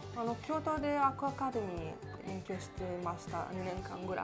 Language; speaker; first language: Japanese; non-native, fluent; Italian